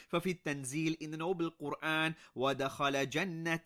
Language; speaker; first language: Arabic; non-native, fluent; English